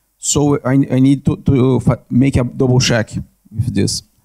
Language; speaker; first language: English; non-native, learner; Portuguese